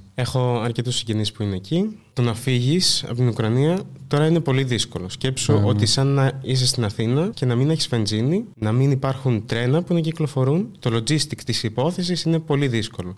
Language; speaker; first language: Greek; early bilingual, other home language; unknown